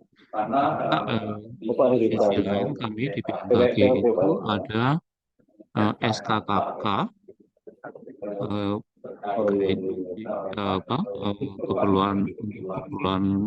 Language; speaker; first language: Indonesian; native; Indonesian